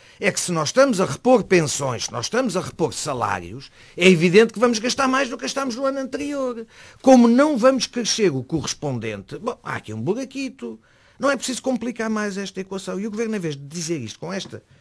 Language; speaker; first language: Portuguese; native; Portuguese